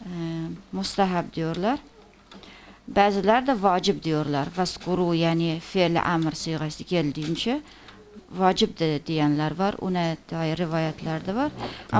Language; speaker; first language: Turkish; non-native, fluent; Persian